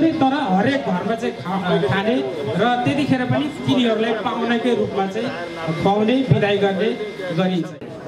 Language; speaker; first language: Nepali; non-native, local second language; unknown